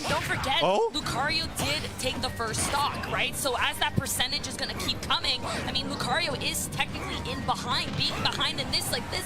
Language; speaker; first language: English; native; English